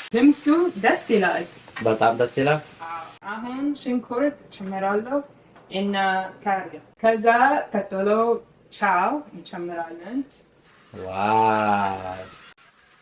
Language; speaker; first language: Amharic; non-native, learner; Arabic